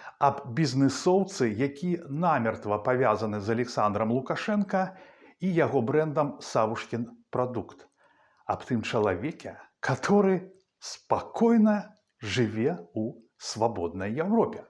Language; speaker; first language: Belarusian; non-native, local second language; Russian